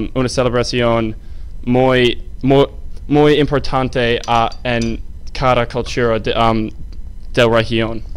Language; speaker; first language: Spanish; non-native, learner; English